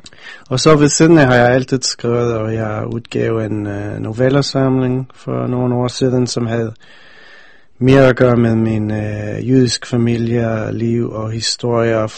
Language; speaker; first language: Danish; non-native, fluent; English